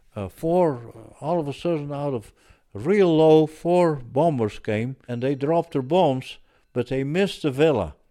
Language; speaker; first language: English; early bilingual, other home language; Dutch